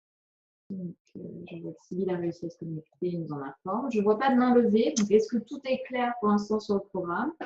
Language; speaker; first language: French; native; French